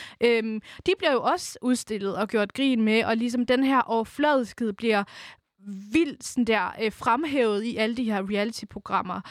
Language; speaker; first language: Danish; early bilingual, other home language; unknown